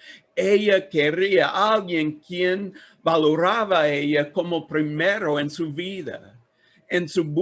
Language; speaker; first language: Spanish; non-native, learner; English